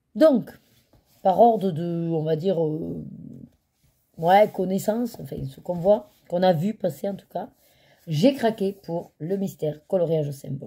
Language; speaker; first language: French; native; French